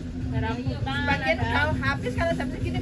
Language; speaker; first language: Indonesian; native; Indonesian